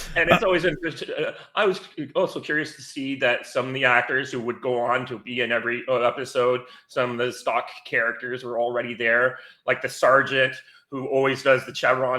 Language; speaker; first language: English; native; English